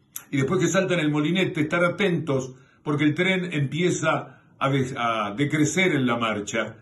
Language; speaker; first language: Spanish; native; Spanish